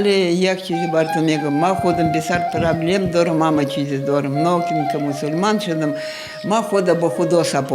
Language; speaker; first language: Persian; non-native, fluent; Russian